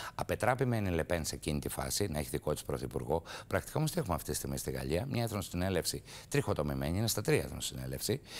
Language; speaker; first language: Greek; native; Greek